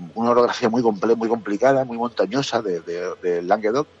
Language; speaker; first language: Spanish; native; Spanish